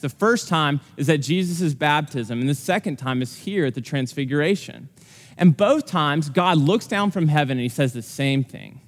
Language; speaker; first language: English; native; English